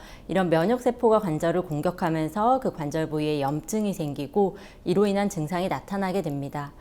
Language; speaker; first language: Korean; native; Korean